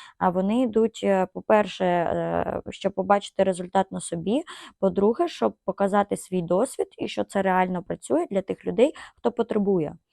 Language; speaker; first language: Ukrainian; non-native, local second language; Russian